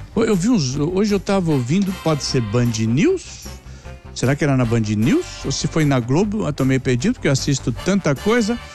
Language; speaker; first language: Portuguese; native; Portuguese